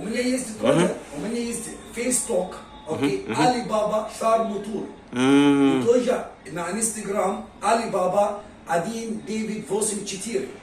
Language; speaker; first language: Russian; non-native, learner; Arabic